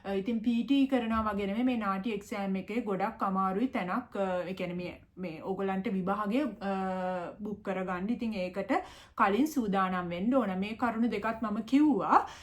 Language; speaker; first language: Sinhala; native; Sinhala